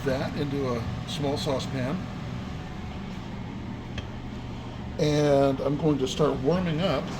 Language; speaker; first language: English; native; English